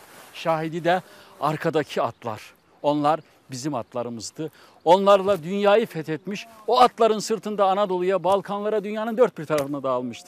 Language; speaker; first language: Turkish; native; Turkish